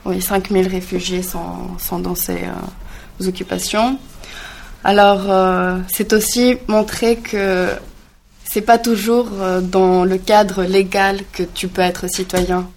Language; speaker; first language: French; non-native, learner; Greek